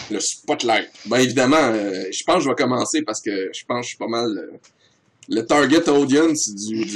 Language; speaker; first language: French; native; French